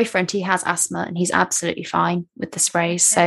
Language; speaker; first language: English; native; English